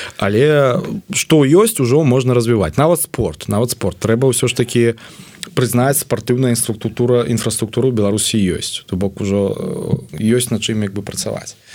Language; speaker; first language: Belarusian; non-native, local second language; Russian